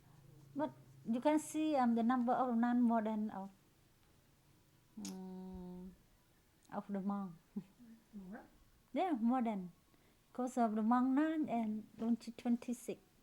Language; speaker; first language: English; non-native, learner; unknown